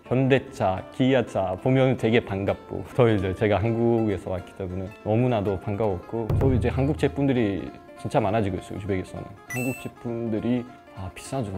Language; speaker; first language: Korean; non-native, fluent; Uzbek